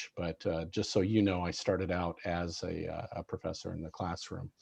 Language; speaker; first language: English; native; English